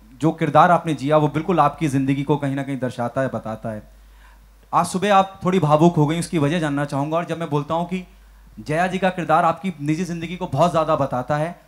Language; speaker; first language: Hindi; native; Hindi